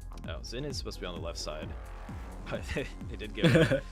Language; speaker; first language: English; native; English